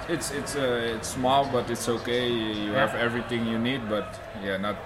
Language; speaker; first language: English; non-native, fluent; Dutch